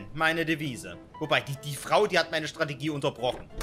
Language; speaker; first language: German; native; German